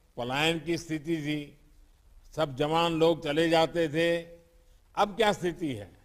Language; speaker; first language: Hindi; non-native, local second language; Gujarati